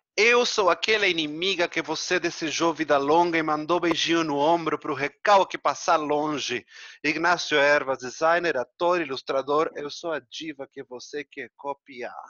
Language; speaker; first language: Portuguese; non-native, fluent; Spanish